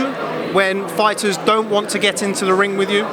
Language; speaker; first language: English; native; English